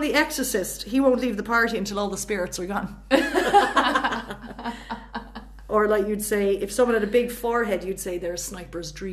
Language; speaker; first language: English; native; English